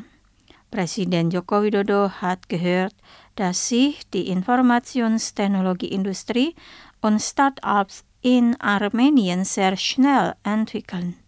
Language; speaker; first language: German; non-native, fluent; Indonesian